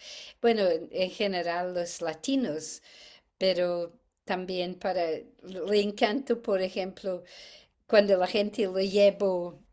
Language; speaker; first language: Spanish; non-native, fluent; English